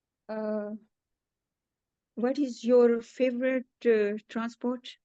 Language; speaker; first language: English; non-native, learner; Urdu